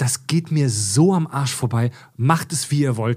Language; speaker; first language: German; native; German